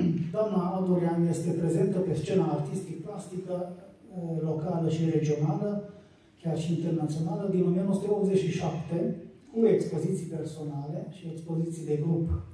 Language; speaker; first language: Romanian; non-native, local second language; Hungarian